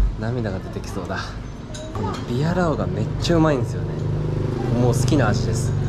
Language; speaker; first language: Japanese; native; Japanese